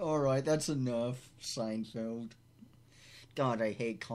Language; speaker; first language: English; native; English